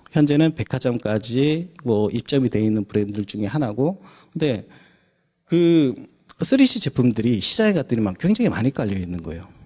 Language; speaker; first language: Korean; native; Korean